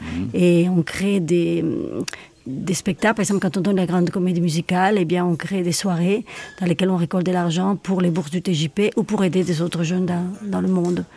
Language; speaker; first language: French; non-native, fluent; Spanish